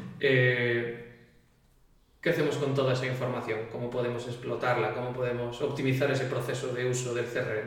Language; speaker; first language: Spanish; native; Spanish